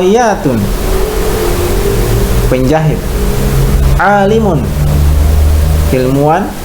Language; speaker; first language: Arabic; non-native, fluent; Indonesian